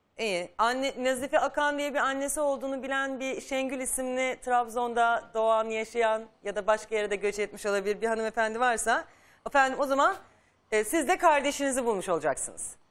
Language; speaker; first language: Turkish; native; Turkish